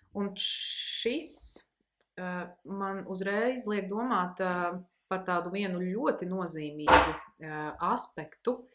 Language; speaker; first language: Latvian; native; Latvian